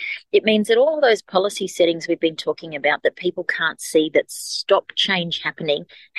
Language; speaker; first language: English; native; English